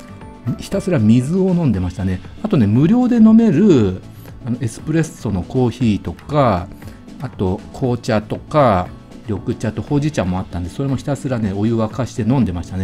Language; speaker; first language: Japanese; native; Japanese